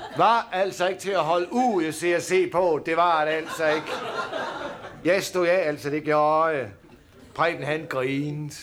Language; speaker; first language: Danish; native; Danish